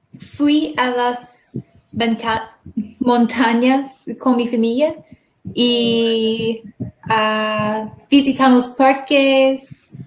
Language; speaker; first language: Spanish; non-native, learner; English